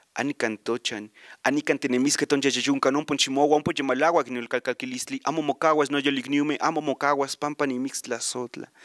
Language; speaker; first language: Spanish; native; Spanish